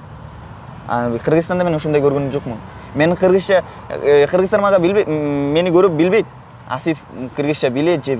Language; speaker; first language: Kyrgyz; non-native, learner; Bangla